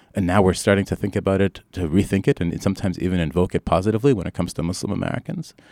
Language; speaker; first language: English; early bilingual, other home language; Arabic